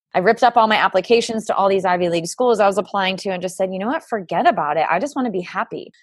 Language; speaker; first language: English; native; English